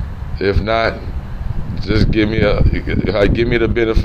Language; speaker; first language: English; native; English